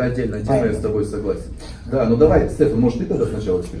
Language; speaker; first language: Russian; native; Russian